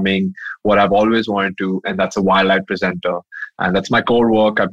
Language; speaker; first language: English; non-native, local second language; Hindi